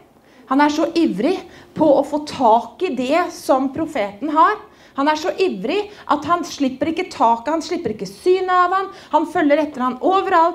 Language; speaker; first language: Norwegian; native; Norwegian